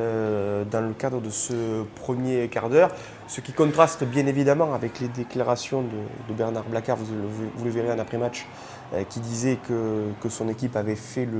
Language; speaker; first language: French; native; French